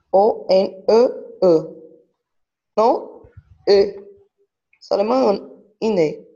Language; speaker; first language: French; non-native, learner; Portuguese